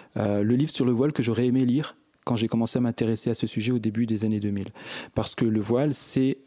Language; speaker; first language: French; native; French